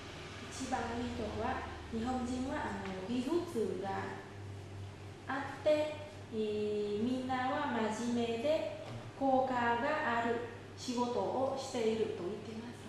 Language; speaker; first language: Japanese; non-native, fluent; Vietnamese